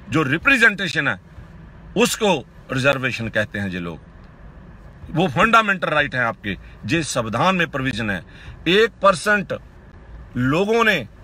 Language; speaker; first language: Hindi; non-native, local second language; Punjabi